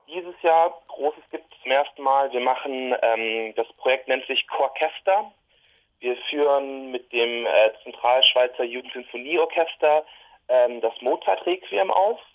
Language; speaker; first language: German; native; German